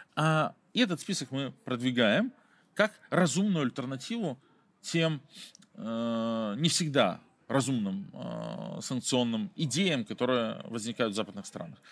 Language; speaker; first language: Russian; native; Russian